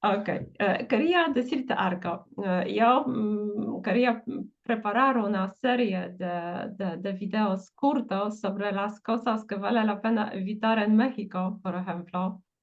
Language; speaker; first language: Spanish; non-native, fluent; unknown